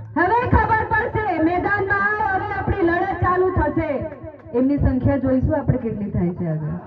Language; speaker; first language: Gujarati; non-native, local second language; Rathawi